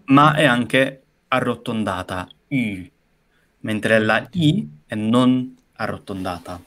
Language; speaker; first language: Italian; non-native, fluent; English